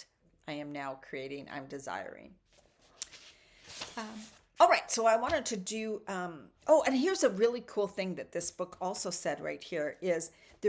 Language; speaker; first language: English; native; English